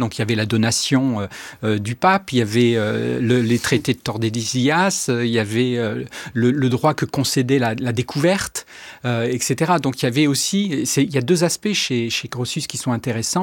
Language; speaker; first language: French; native; French